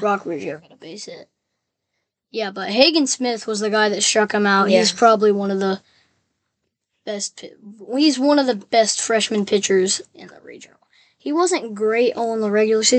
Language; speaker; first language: English; native; English